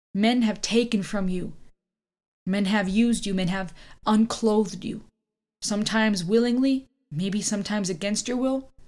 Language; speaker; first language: English; early bilingual, other home language; German